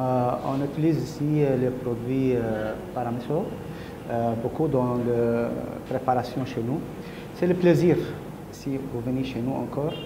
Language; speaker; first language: French; non-native, learner; Arabic